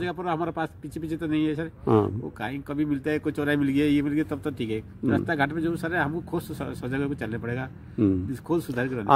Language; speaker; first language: Hindi; non-native, local second language; Odia